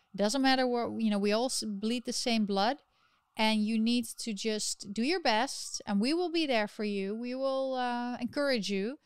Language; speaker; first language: English; non-native, fluent; Dutch